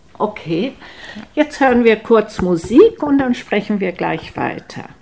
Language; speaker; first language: German; native; German